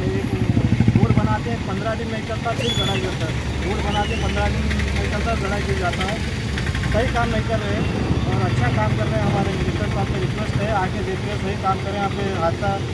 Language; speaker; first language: Hindi; non-native, local second language; Urdu